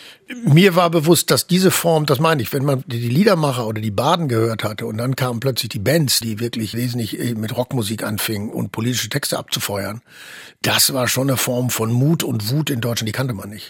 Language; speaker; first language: German; native; German